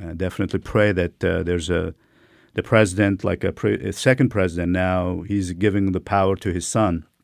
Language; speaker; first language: English; non-native, fluent; Turkmen